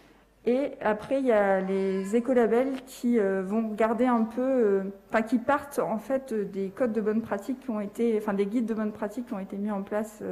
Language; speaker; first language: French; native; French